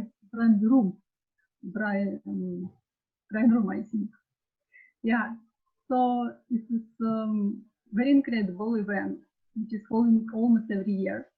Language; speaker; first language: English; non-native, learner; Russian